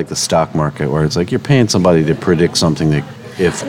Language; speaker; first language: English; native; English